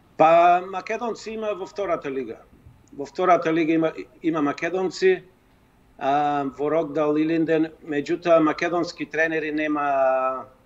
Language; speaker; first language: Macedonian; native; Macedonian